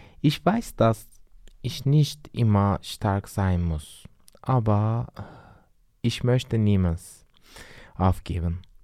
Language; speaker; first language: German; non-native, learner; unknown